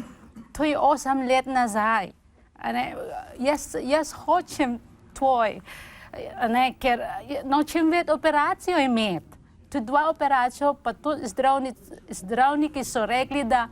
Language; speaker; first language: Slovenian; non-native, learner; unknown